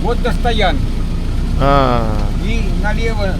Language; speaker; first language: Russian; native; Russian